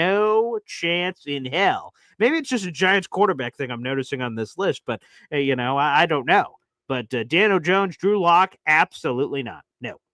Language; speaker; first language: English; native; English